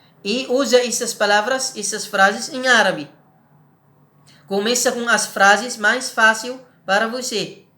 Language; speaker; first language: Portuguese; non-native, learner; Arabic